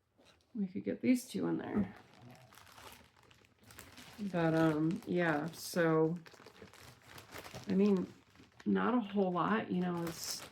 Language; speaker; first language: English; native; English